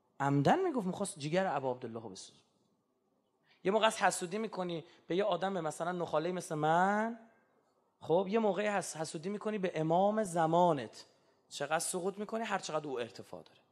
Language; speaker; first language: Persian; native; Persian